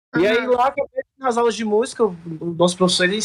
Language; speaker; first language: Portuguese; native; Portuguese